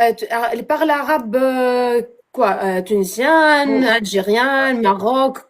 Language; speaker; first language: French; non-native, learner; Arabic